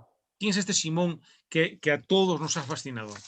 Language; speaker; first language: Spanish; native; Spanish